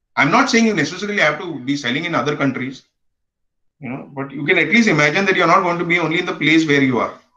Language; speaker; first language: English; non-native, local second language; Konkani